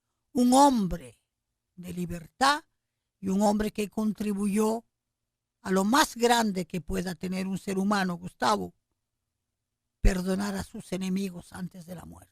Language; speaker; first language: Spanish; native; Spanish